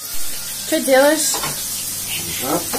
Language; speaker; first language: Russian; native; Russian